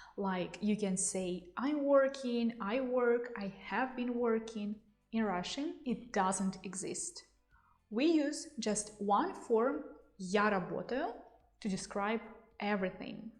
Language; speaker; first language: English; non-native, fluent; Russian